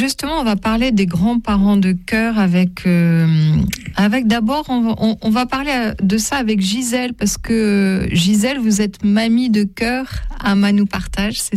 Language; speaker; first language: French; native; French